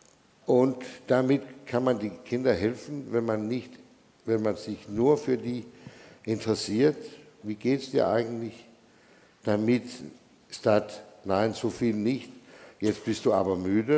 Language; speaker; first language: German; non-native, fluent; Danish